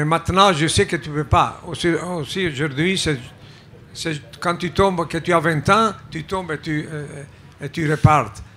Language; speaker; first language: French; non-native, fluent; Italian